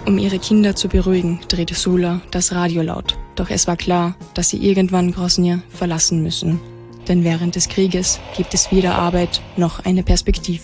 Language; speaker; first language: German; native; German